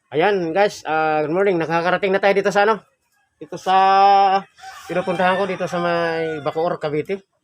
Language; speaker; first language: Filipino; native; Filipino